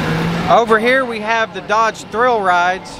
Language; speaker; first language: English; native; English